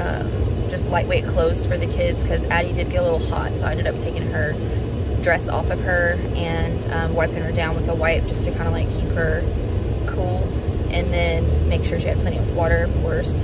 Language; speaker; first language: English; native; English